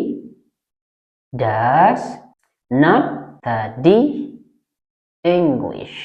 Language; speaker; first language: English; non-native, fluent; Indonesian